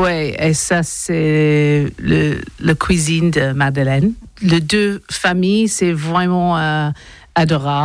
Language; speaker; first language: French; non-native, learner; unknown